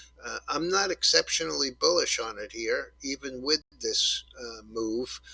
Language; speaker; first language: English; native; English